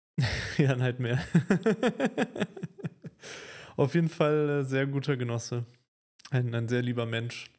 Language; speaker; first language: German; native; German